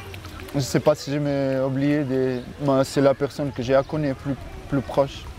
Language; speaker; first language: French; non-native, fluent; Portuguese